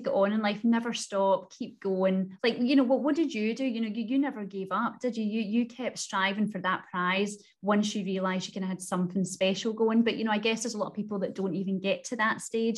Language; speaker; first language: English; native; English